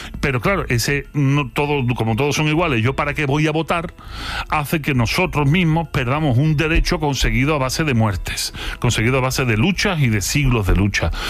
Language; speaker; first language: Spanish; native; Spanish